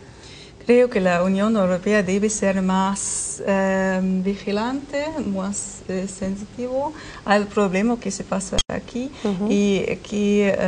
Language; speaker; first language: Spanish; non-native, fluent; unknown